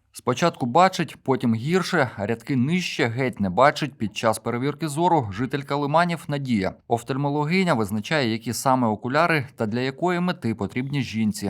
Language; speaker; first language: Ukrainian; native; Ukrainian